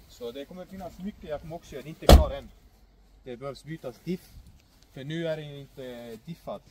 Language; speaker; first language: Swedish; early bilingual, other home language; Estonian